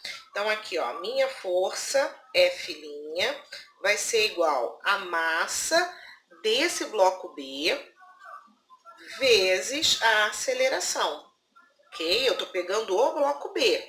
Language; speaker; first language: Portuguese; native; Portuguese